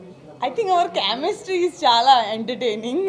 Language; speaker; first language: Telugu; non-native, learner; Gujarati